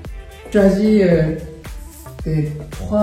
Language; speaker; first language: French; non-native, fluent; Korean